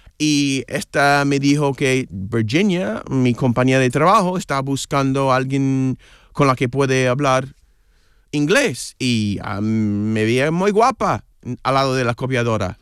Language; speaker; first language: Spanish; non-native, fluent; English